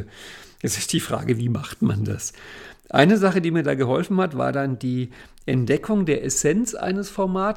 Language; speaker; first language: German; native; German